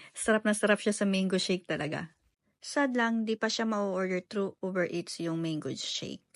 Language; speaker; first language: Filipino; native; Filipino